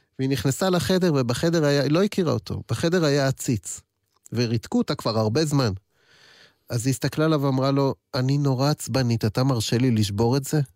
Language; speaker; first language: Hebrew; native; Hebrew